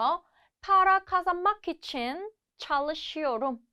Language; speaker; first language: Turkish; non-native, fluent; Korean